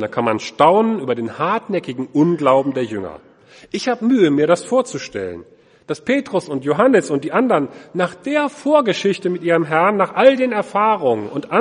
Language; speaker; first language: German; native; German